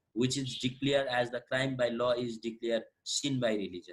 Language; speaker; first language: English; non-native, local second language; Nepali